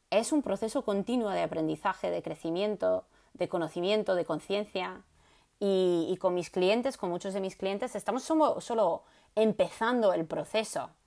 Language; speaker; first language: Spanish; non-native, fluent; English